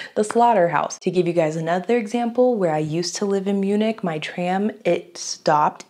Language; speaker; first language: English; native; English